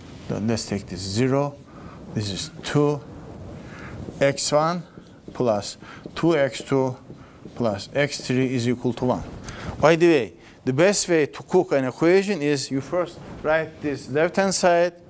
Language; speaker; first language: English; non-native, fluent; Turkish